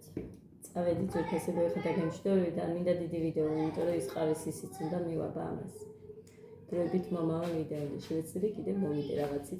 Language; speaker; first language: Georgian; native; Georgian